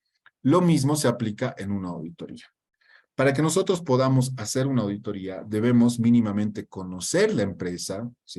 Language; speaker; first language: Spanish; native; Spanish